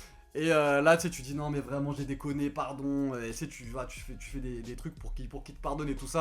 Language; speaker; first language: French; native; French